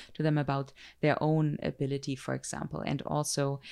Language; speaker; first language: English; non-native, fluent; German